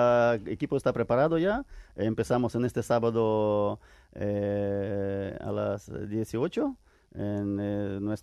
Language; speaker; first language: Spanish; non-native, fluent; Ukrainian